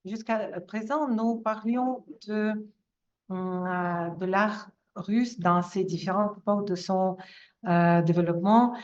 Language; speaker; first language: French; non-native, fluent; Russian